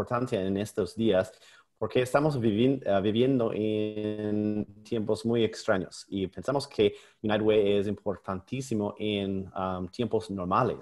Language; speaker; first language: Spanish; non-native, learner; English